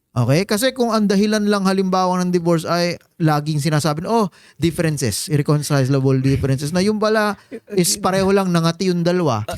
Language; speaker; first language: Filipino; native; Filipino